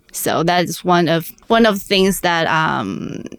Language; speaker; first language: English; non-native, fluent; Chinese